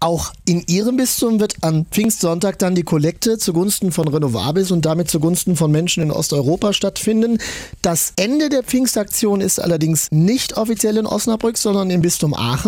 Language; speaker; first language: German; native; German